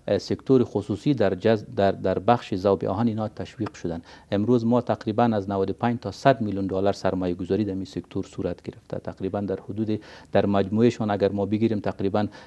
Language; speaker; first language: Persian; native; Persian